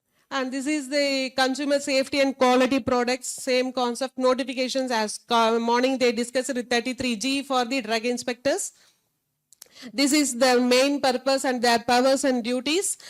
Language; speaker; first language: English; non-native, local second language; Tamil